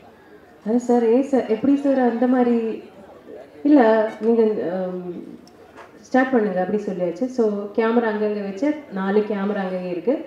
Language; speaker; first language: Tamil; non-native, learner; Malayalam